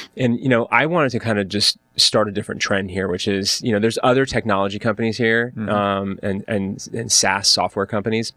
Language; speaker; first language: English; native; English